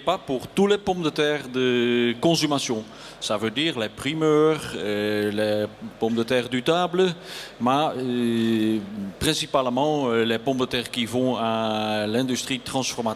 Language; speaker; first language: French; non-native, learner; Dutch